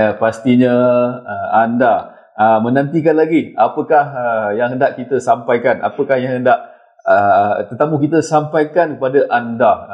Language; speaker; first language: Malay; native; Malay